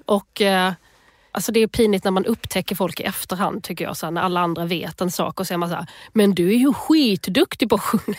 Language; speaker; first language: Swedish; native; Swedish